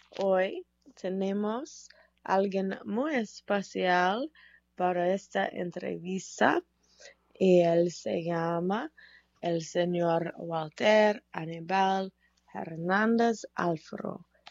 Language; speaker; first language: Spanish; non-native, learner; English